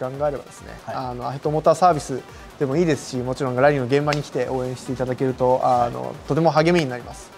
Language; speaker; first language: Japanese; native; Japanese